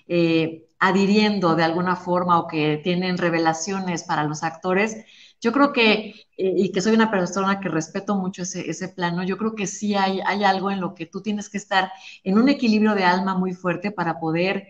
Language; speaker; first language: Spanish; native; Spanish